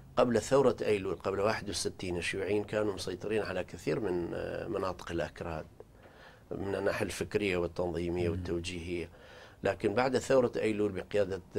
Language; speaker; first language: Arabic; non-native, local second language; Central Kurdish